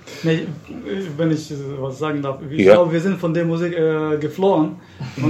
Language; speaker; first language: German; non-native, fluent; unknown